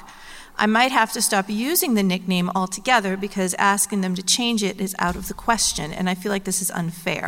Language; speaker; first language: English; native; English